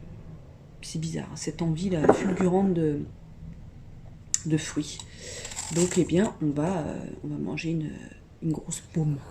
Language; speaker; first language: French; native; French